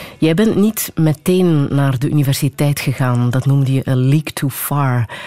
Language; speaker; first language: Dutch; native; Dutch